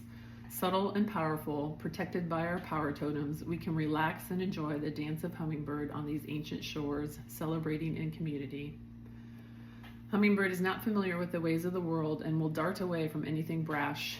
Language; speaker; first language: English; native; English